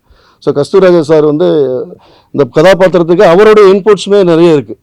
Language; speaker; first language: Tamil; native; Tamil